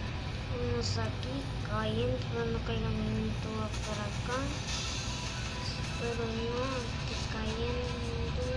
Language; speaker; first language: Spanish; native; Spanish